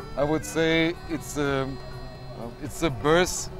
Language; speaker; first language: English; non-native, fluent; German